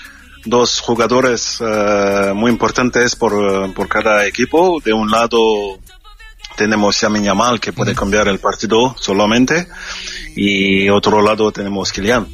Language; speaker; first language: Spanish; non-native, fluent; French